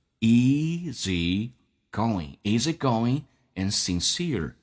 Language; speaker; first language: English; non-native, fluent; Chinese